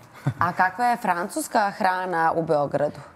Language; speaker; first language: Bosnian; native; Bosnian